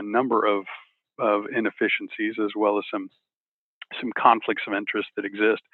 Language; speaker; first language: English; native; English